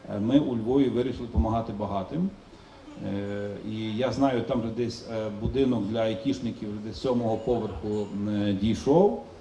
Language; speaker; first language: Ukrainian; native; Ukrainian